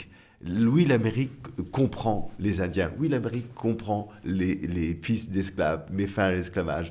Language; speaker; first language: French; native; French